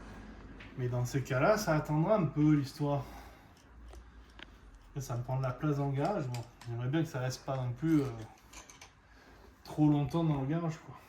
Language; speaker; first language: French; native; French